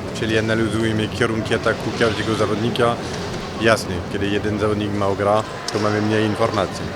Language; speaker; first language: Polish; non-native, fluent; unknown